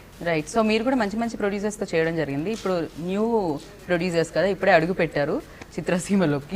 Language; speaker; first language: Telugu; native; Telugu